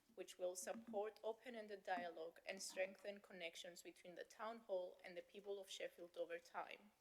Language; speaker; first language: English; non-native, fluent; Greek